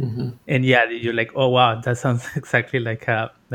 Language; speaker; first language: English; non-native, fluent; Spanish